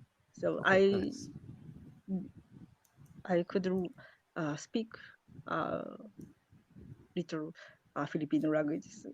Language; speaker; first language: English; non-native, learner; Japanese